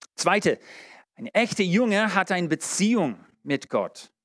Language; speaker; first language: German; non-native, learner; English